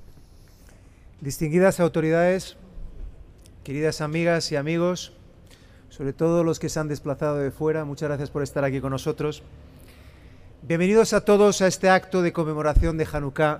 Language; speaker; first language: Spanish; native; Spanish